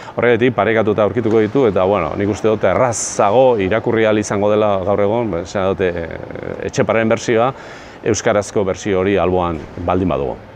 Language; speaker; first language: Basque; native; Basque